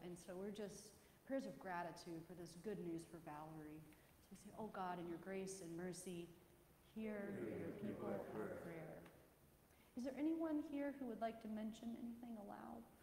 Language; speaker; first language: English; native; English